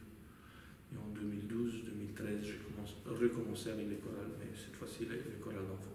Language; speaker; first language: French; non-native, fluent; Romanian